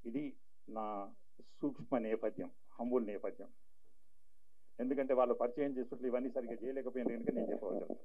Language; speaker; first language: Telugu; native; Telugu